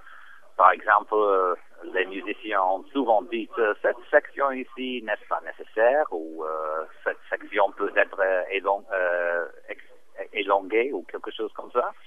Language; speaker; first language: French; non-native, fluent; English